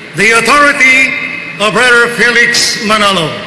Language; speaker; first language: English; non-native, local second language; Filipino